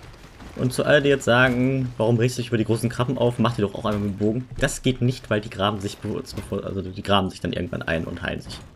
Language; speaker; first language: German; native; German